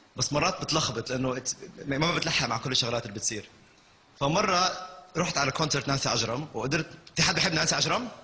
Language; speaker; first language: Arabic; non-native, local second language; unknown